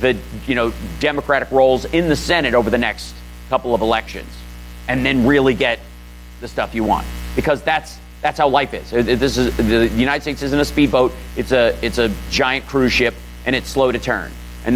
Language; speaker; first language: English; native; English